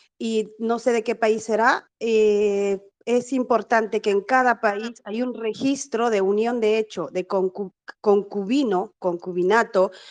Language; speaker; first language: Spanish; native; Spanish